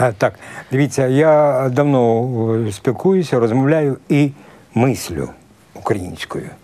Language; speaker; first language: Ukrainian; native; Ukrainian